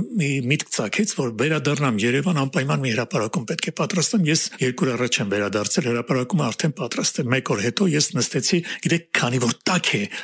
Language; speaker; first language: Armenian; native; Armenian